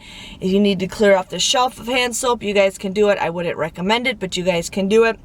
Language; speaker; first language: English; native; English